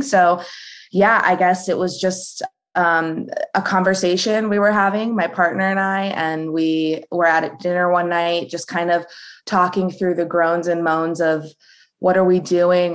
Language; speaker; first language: English; native; English